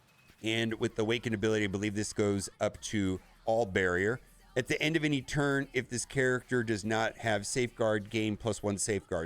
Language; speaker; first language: English; native; English